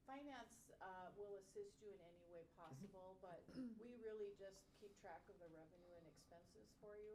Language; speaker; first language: English; native; English